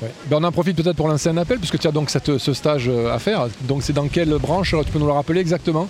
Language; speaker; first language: French; native; French